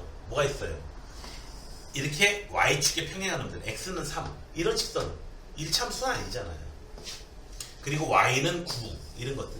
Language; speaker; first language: Korean; native; Korean